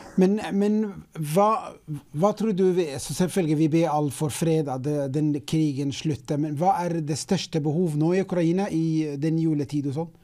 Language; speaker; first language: Norwegian; non-native, fluent; English